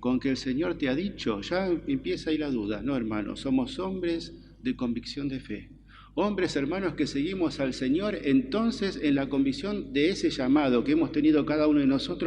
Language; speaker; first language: Spanish; native; Spanish